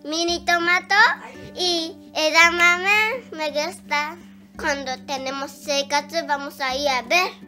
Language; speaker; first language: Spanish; early bilingual, heritage; Spanish